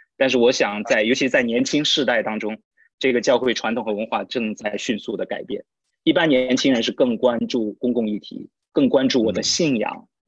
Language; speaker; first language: Chinese; native; Chinese